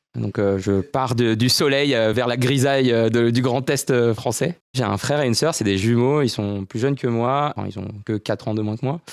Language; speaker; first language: French; early bilingual, other home language; Romanian